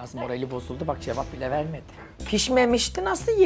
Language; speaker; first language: Turkish; native; Turkish